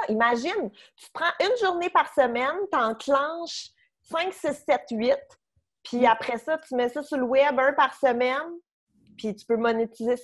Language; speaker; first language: French; native; French